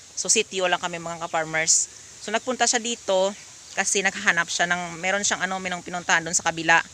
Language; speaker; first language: Filipino; non-native, local second language; Hiligaynon